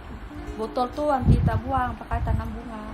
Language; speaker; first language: Malay; native; Malay